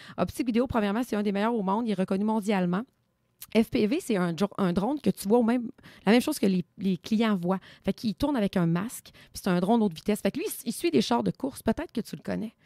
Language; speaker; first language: French; native; French